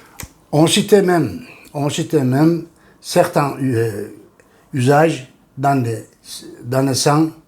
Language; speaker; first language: French; non-native, fluent; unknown